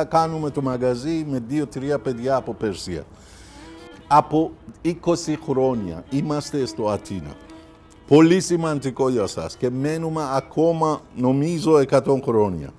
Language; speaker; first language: Greek; non-native, learner; Persian